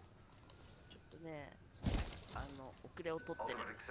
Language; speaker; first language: Japanese; native; Japanese